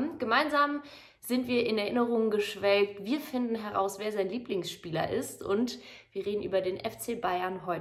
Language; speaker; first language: German; native; German